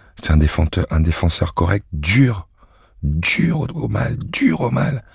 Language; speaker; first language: French; native; French